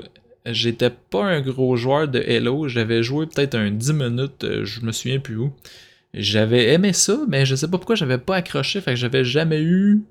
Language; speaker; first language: French; native; French